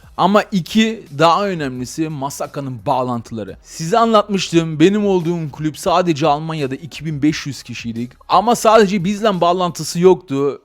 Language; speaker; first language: Turkish; early bilingual, heritage; Turkish